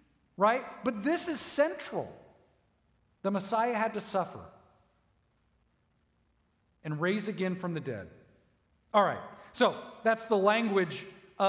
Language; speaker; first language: English; native; English